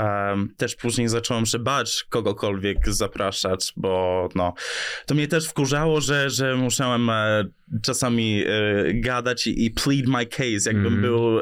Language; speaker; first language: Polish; early bilingual, heritage; English